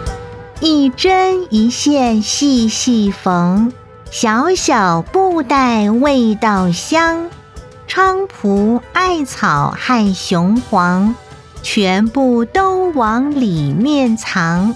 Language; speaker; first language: Chinese; native; Chinese